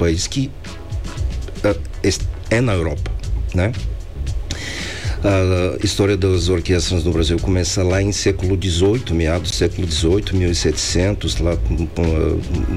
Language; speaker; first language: Portuguese; non-native, fluent; Bulgarian